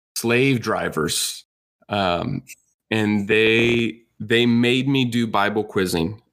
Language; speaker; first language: English; native; English